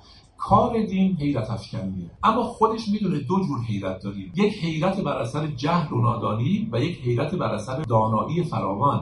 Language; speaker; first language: Persian; native; Persian